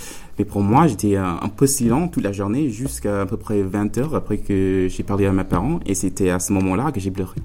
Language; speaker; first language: French; non-native, fluent; English